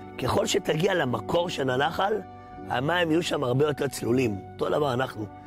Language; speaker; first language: Hebrew; native; Hebrew